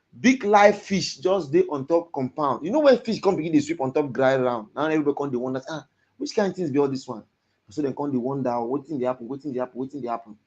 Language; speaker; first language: Nigerian Pidgin; non-native, local second language; Yoruba